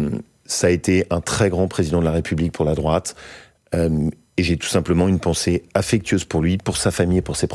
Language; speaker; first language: French; native; French